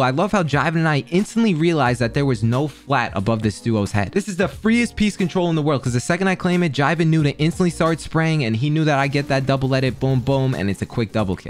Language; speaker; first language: English; native; English